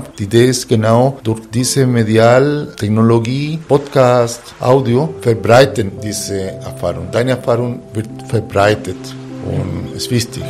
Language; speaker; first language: German; non-native, learner; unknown